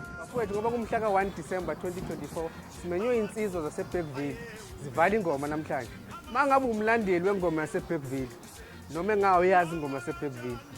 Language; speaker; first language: Zulu; native; Zulu